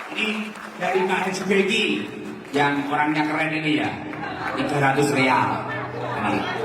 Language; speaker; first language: Indonesian; non-native, local second language; Javanese